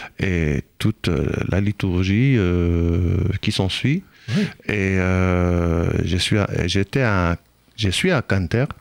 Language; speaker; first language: French; non-native, fluent; Hebrew